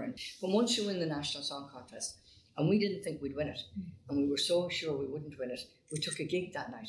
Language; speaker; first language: English; native; English